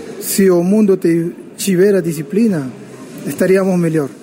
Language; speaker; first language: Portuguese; non-native, learner; Spanish